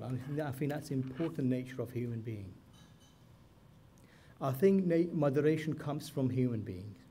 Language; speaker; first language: English; non-native, fluent; Persian